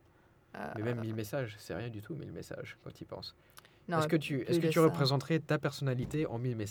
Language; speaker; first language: French; non-native, fluent; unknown